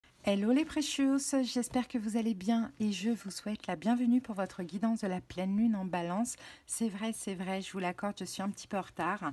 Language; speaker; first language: French; native; French